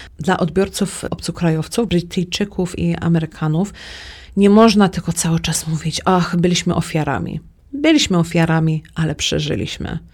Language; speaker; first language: Polish; early bilingual, heritage; Polish